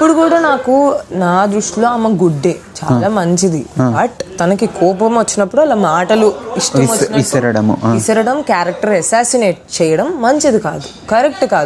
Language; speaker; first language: Telugu; native; Telugu